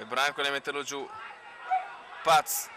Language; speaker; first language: Italian; native; Italian